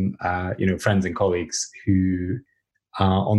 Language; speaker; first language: English; native; English